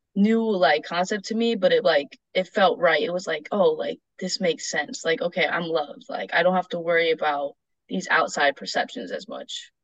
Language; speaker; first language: English; native; English